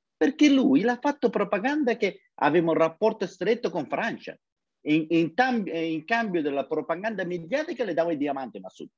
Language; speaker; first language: Italian; non-native, learner; Persian